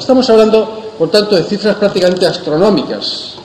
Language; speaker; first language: Spanish; native; Spanish